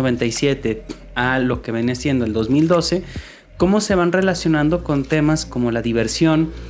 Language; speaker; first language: Spanish; native; Spanish